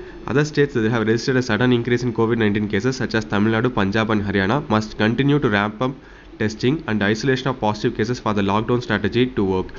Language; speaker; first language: English; non-native, local second language; Tamil